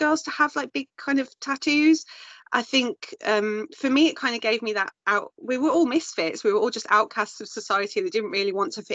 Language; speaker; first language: English; native; English